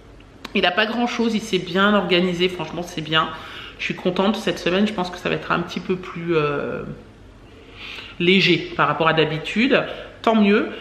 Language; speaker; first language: French; native; French